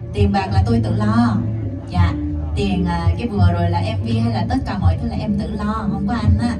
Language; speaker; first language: Vietnamese; non-native, fluent; Korean